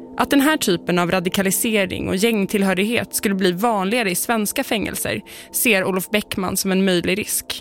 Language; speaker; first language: Swedish; native; Swedish